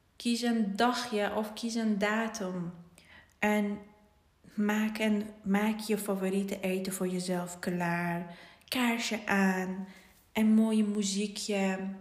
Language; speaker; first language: Dutch; non-native, fluent; Persian